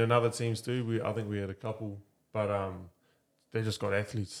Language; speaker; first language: English; native; English